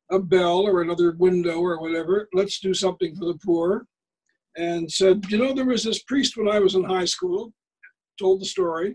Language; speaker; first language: English; native; English